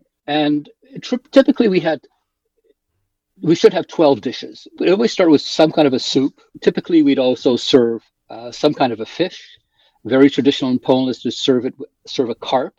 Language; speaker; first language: English; early bilingual, other home language; Polish